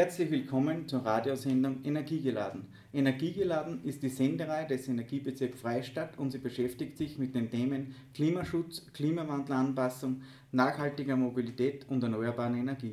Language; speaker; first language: German; native; German